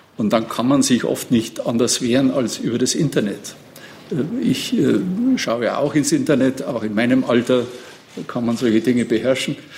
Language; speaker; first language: German; native; German